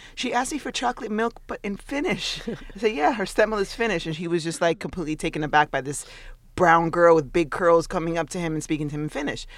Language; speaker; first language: English; early bilingual, other home language; Spanish